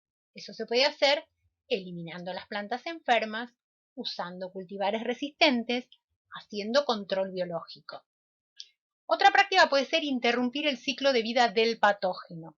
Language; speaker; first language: Spanish; native; Spanish